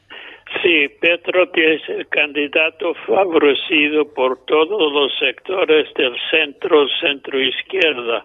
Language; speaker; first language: Spanish; non-native, fluent; English